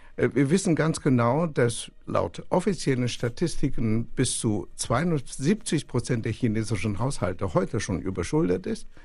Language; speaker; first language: German; non-native, fluent; Chinese